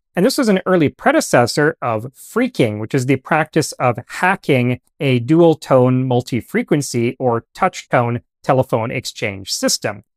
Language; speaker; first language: English; native; English